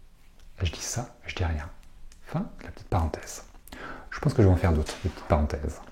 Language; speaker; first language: French; native; French